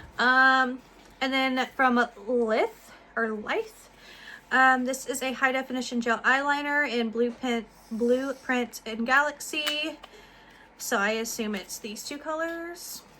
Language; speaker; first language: English; native; English